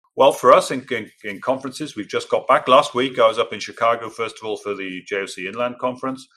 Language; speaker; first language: English; native; English